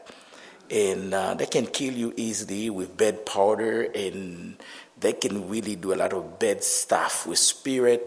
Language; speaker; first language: English; non-native, fluent; Haitian Creole